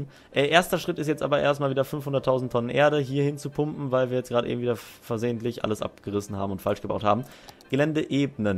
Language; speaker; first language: German; native; German